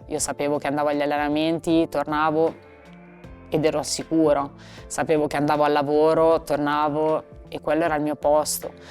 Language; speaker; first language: Italian; native; Italian